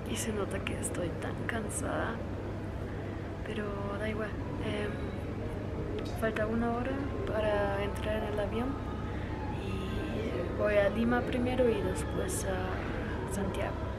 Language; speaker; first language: Spanish; non-native, fluent; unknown